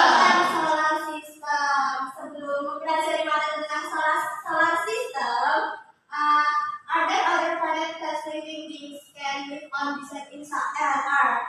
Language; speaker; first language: English; non-native, learner; Indonesian